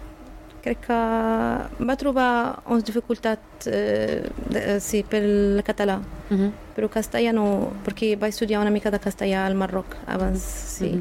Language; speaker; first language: Catalan; non-native, fluent; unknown